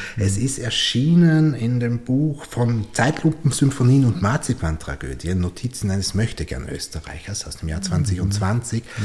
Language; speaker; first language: German; native; German